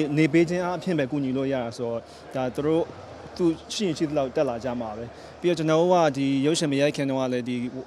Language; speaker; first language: Burmese; native; Burmese